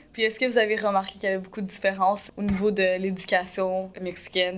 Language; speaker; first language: French; native; French